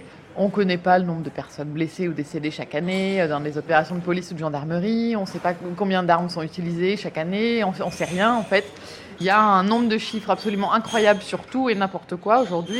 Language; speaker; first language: French; native; French